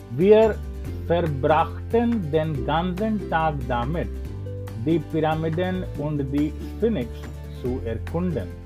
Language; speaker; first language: German; non-native, learner; English